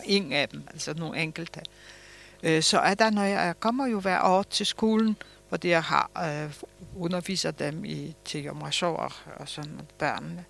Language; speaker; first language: Danish; early bilingual, other home language; Polish